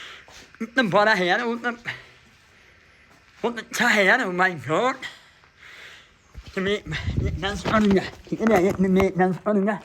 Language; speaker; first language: Hindi; non-native, fluent; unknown